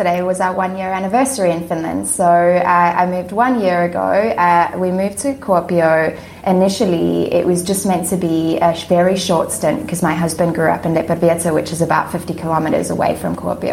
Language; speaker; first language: English; native; English